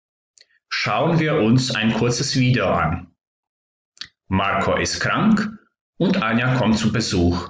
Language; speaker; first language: German; non-native, fluent; Croatian